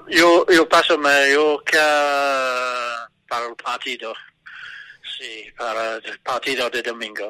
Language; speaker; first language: Spanish; non-native, learner; English